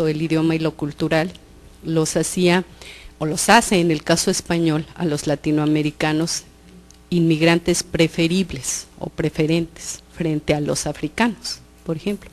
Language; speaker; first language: Spanish; native; Spanish